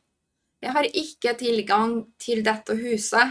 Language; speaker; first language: Norwegian; non-native, fluent; Polish